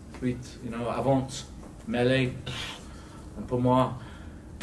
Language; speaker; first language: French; non-native, learner; English